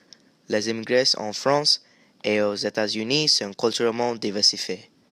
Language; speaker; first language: French; non-native, learner; English